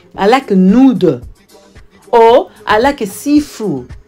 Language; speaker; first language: English; non-native, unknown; Lingala